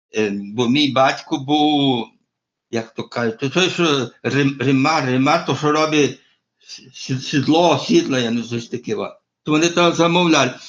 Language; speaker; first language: Ukrainian; early bilingual, heritage; Ukrainian